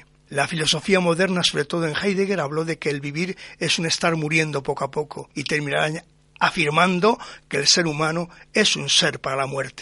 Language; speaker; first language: Spanish; native; Spanish